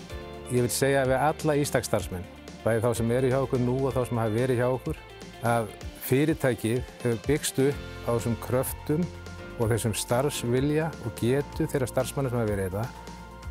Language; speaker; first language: Icelandic; native; Icelandic